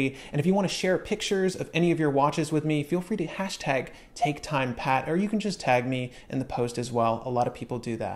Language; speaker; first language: English; native; English